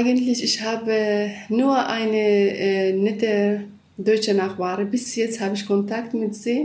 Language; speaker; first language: German; non-native, learner; Central Kurdish